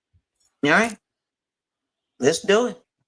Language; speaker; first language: English; native; English